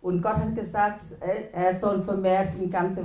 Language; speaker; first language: German; non-native, learner; Thai